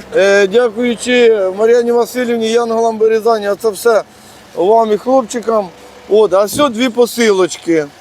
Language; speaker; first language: Ukrainian; native; Ukrainian